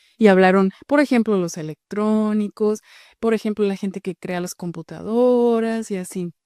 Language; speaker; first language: Spanish; native; Spanish